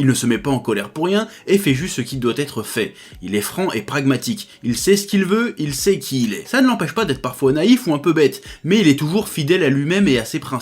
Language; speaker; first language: French; native; French